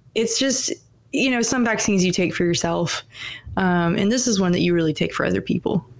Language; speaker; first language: English; native; English